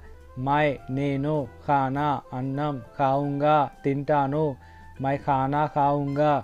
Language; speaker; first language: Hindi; non-native, local second language; Telugu